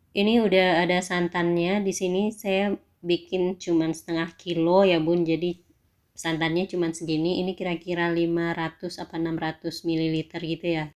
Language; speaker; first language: Indonesian; non-native, local second language; Minangkabau